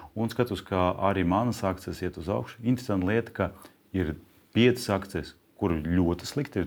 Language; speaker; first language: Latvian; non-native, local second language; Russian